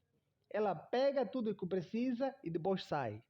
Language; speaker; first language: Portuguese; non-native, fluent; Somali